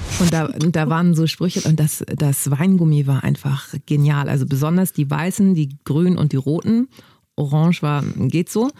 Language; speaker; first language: German; early bilingual, other home language; Greek